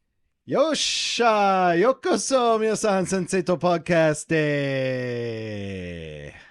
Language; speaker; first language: Japanese; non-native, learner; English